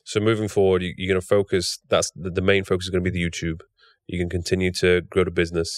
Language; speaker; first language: English; native; English